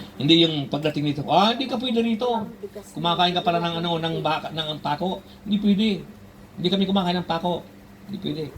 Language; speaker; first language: Filipino; native; Filipino